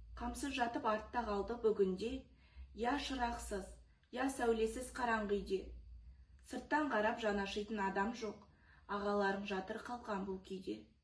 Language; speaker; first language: Kazakh; non-native, local second language; Russian